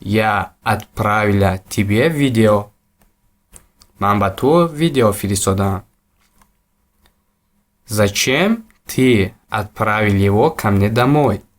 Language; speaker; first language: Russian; non-native, local second language; Tajik